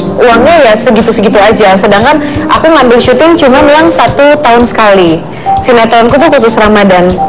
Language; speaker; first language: Indonesian; native; Indonesian